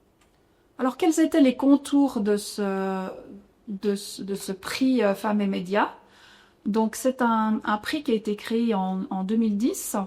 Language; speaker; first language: French; native; French